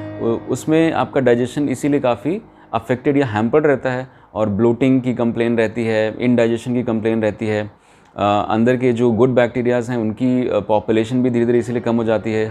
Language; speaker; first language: Hindi; native; Hindi